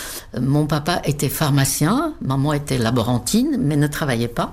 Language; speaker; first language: French; non-native, fluent; Czech